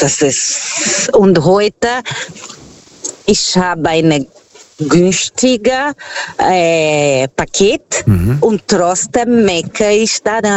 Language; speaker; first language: German; non-native, learner; Portuguese